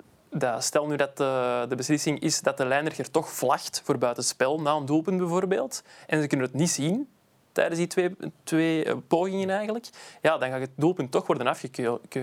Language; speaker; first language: Dutch; native; Dutch